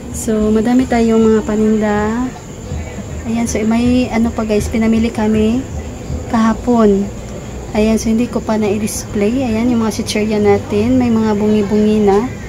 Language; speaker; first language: Filipino; non-native, local second language; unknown